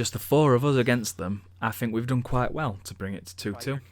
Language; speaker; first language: English; native; English